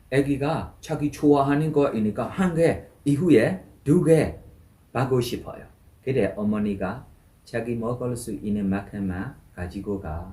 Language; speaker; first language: Korean; non-native, learner; Burmese